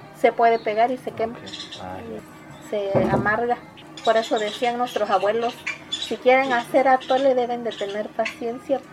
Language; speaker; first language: Spanish; native; Spanish